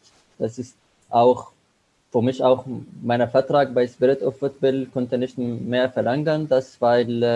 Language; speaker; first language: German; non-native, learner; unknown